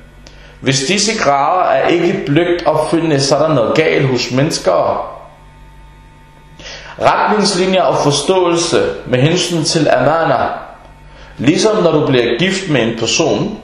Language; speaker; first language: Danish; early bilingual, other home language; Arabic